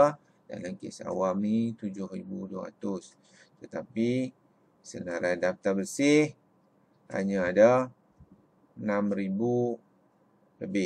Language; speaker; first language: Malay; native; Malay